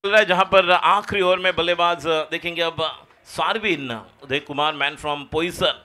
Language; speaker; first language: Hindi; non-native, local second language; Marathi